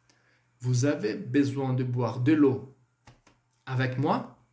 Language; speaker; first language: French; non-native, fluent; Portuguese